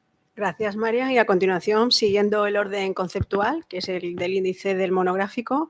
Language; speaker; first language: Spanish; native; Spanish